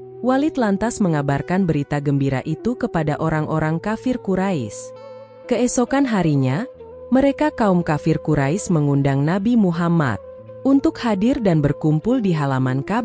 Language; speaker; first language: Indonesian; native; Indonesian